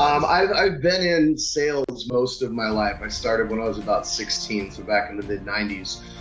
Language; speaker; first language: English; native; English